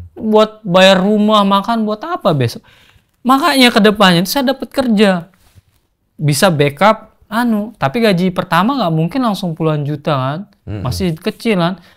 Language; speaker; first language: Indonesian; non-native, local second language; Sasak